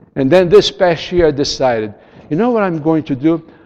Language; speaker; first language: English; non-native, fluent; Portuguese